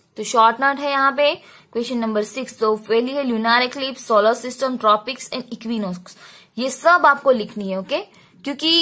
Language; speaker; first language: Hindi; non-native, local second language; Gujarati